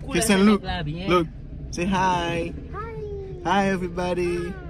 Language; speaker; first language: English; non-native, learner; Haitian Creole